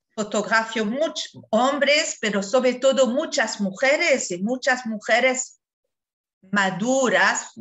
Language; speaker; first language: Spanish; non-native, fluent; French